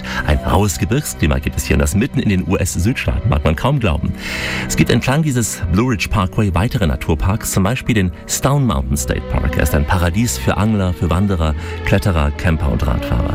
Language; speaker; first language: German; native; German